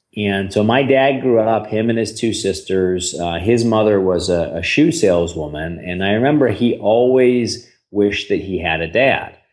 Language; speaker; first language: English; native; English